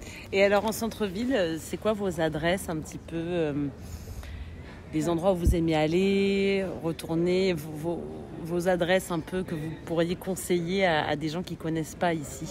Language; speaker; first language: French; native; French